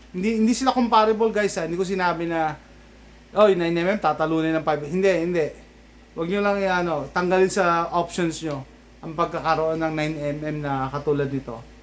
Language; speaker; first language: Filipino; native; Filipino